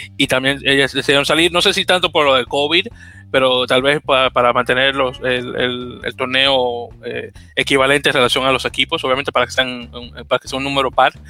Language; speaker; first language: Spanish; native; Spanish